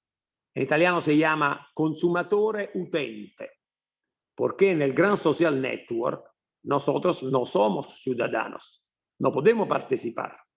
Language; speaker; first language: Spanish; non-native, fluent; Italian